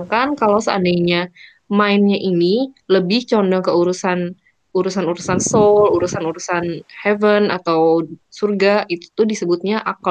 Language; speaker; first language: Indonesian; native; Indonesian